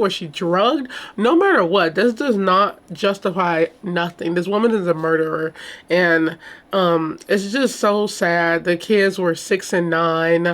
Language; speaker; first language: English; native; English